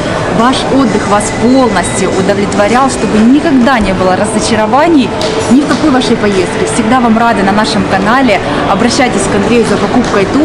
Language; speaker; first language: Russian; native; Russian